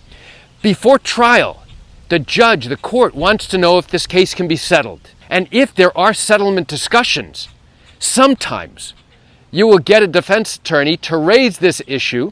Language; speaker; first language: English; native; English